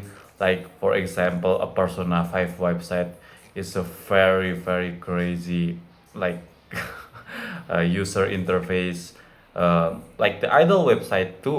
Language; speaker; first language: English; non-native, fluent; Indonesian